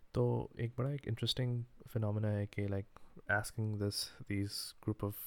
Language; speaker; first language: English; non-native, local second language; Urdu